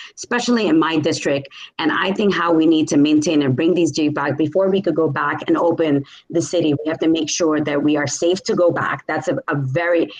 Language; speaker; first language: English; native; English